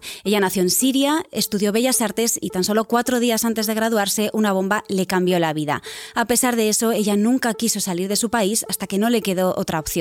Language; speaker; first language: Spanish; native; Spanish